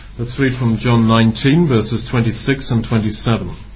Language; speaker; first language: English; native; English